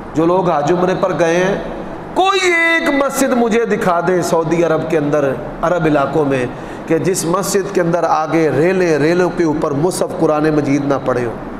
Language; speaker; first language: Urdu; non-native, local second language; Punjabi